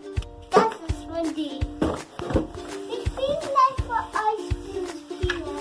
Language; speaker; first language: German; early bilingual, other home language; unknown